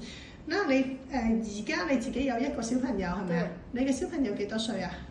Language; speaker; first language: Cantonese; native; Cantonese